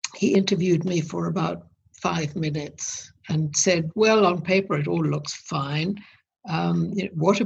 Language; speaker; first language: English; native; English